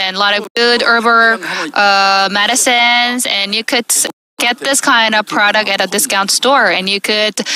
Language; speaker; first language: English; non-native, fluent; Korean